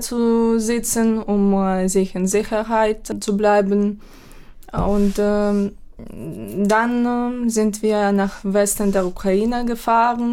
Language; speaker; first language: German; non-native, fluent; Ukrainian